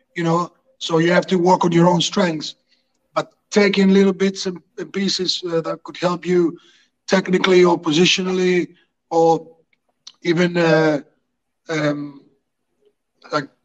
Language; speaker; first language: English; non-native, fluent; Greek